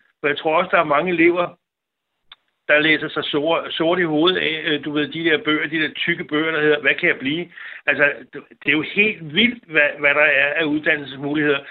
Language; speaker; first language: Danish; native; Danish